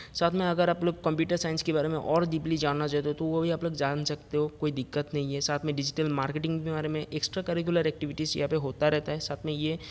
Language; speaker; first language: Hindi; non-native, local second language; Assamese